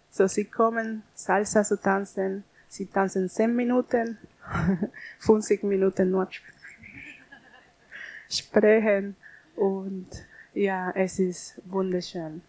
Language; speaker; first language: German; non-native, learner; Spanish